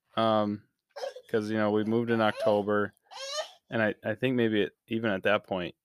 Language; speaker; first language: English; native; English